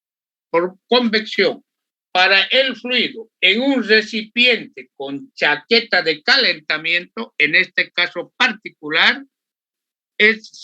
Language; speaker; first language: Spanish; native; Spanish